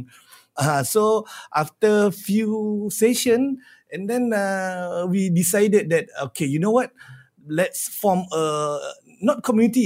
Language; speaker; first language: English; non-native, local second language; Malay